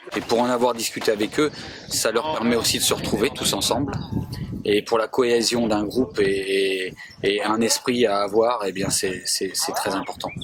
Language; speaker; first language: French; native; French